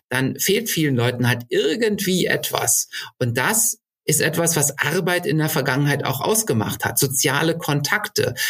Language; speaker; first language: German; native; German